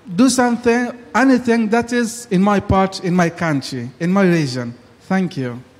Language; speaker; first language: English; non-native, fluent; Persian